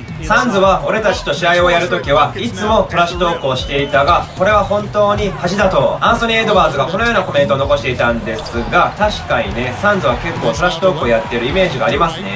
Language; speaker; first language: Japanese; native; Japanese